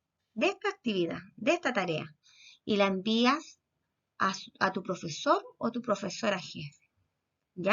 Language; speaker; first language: Spanish; native; Spanish